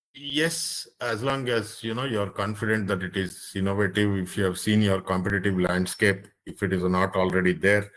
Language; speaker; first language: English; non-native, local second language; Kannada